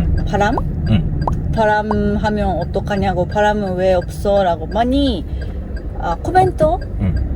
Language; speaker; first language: Korean; non-native, learner; Japanese